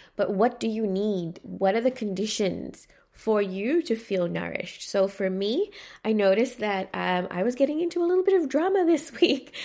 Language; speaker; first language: English; native; English